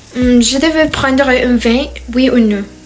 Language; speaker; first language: French; non-native, learner; Spanish